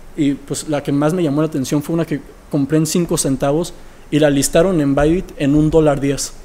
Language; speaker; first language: Spanish; early bilingual, heritage; Spanish